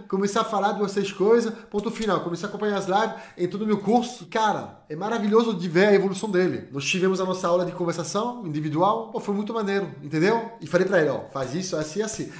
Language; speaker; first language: Portuguese; non-native, fluent; French